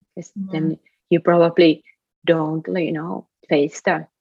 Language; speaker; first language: English; non-native, fluent; Finnish